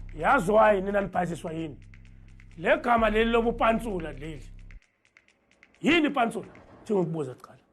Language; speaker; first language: Zulu; native; Zulu